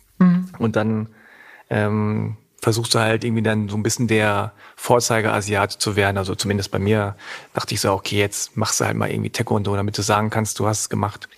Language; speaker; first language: German; native; German